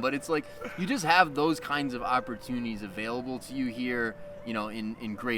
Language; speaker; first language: English; native; English